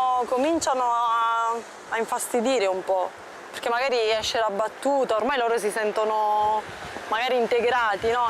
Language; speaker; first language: Italian; native; Italian